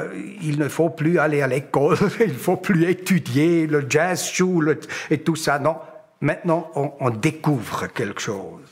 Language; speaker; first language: French; non-native, local second language; German